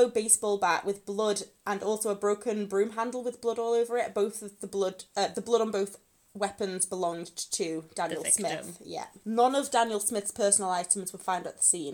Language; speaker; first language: English; native; English